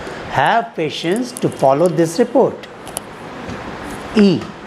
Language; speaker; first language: English; non-native, local second language; Hindi